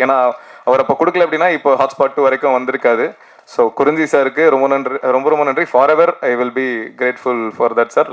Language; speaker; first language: Tamil; native; Tamil